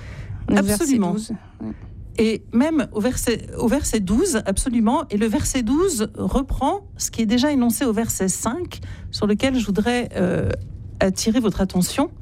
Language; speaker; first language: French; native; French